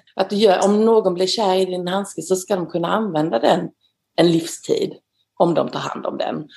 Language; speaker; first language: Swedish; native; Swedish